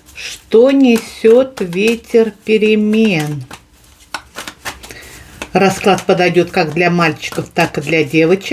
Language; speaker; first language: Russian; native; Russian